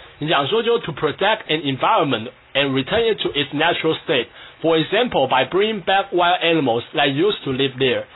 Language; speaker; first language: English; non-native, fluent; Chinese